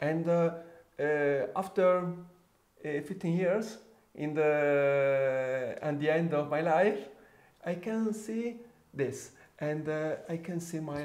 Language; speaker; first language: English; non-native, fluent; Italian